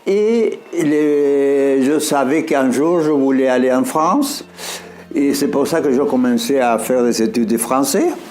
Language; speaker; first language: French; non-native, fluent; Spanish